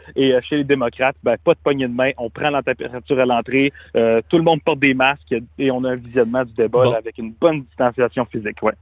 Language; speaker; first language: French; native; French